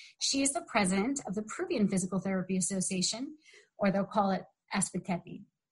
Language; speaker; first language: English; native; English